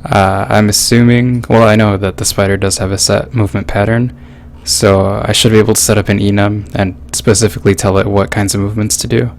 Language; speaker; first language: English; native; English